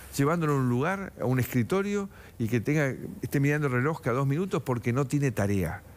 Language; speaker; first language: Spanish; native; Spanish